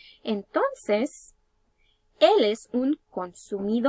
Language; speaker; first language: Spanish; early bilingual, heritage; Spanish